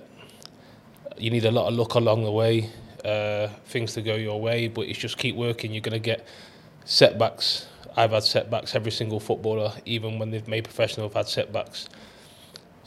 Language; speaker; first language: English; native; English